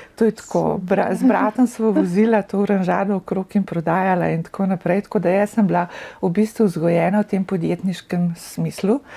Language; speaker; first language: Slovenian; native; Slovenian